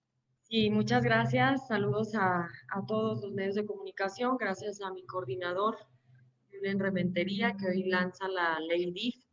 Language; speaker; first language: Spanish; native; Spanish